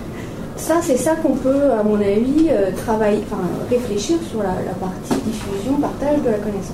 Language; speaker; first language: French; native; French